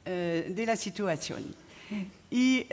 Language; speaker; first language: Spanish; non-native, fluent; French